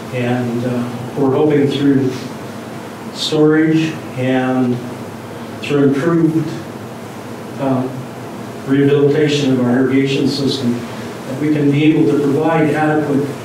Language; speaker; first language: English; native; English